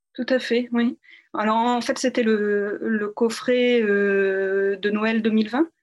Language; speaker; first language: French; native; French